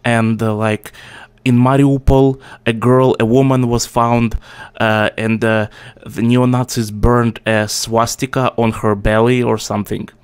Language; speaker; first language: English; non-native, fluent; Russian